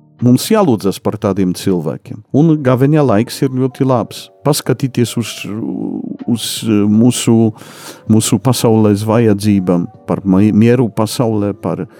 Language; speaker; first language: Latvian; non-native, fluent; Polish